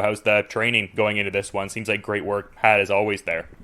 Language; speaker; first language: English; native; English